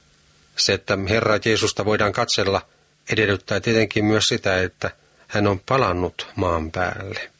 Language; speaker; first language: Finnish; native; Finnish